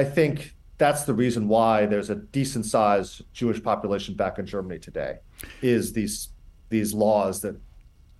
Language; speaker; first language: English; native; English